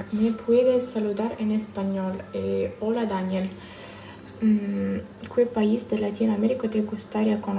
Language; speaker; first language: Spanish; non-native, learner; Russian